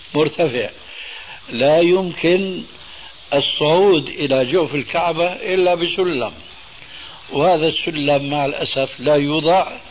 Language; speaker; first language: Arabic; early bilingual, other home language; Albanian